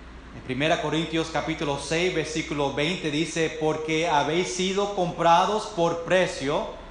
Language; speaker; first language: Spanish; non-native, fluent; English